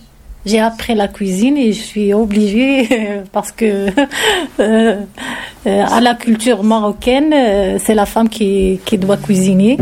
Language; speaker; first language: French; non-native, local second language; Arabic